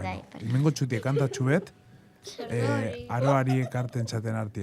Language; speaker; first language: Basque; native; Basque